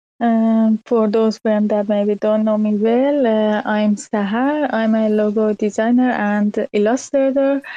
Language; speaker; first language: English; non-native, learner; Persian